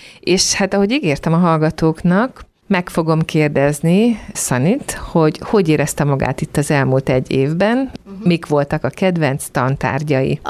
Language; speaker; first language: Hungarian; native; Hungarian